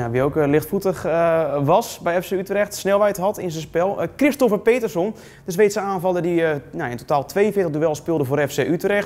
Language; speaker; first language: Dutch; native; Dutch